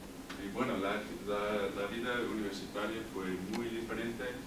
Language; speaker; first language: Spanish; non-native, learner; English